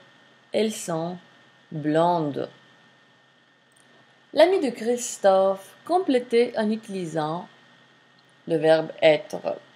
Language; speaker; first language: French; non-native, fluent; English